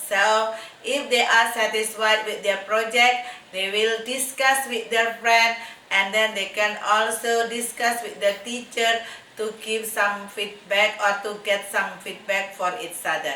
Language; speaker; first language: English; non-native, fluent; Indonesian